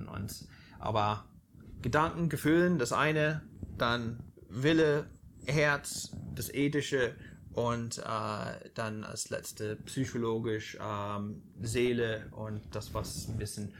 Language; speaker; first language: German; non-native, fluent; English